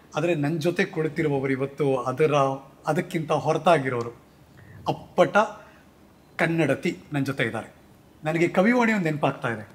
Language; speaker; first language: Kannada; native; Kannada